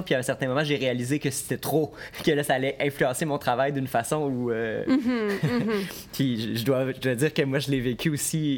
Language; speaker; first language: French; native; French